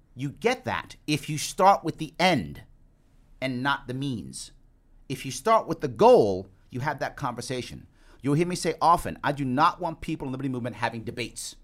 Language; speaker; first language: English; native; English